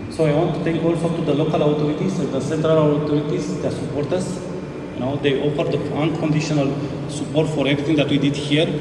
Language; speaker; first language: English; non-native, fluent; Romanian